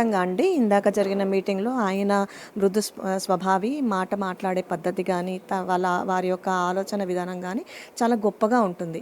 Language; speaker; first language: Telugu; native; Telugu